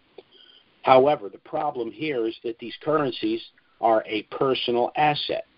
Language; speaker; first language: English; native; English